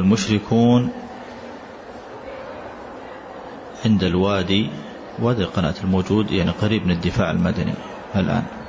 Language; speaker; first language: Arabic; native; Arabic